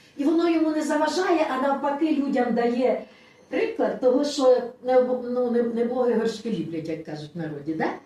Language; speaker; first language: Ukrainian; non-native, local second language; Russian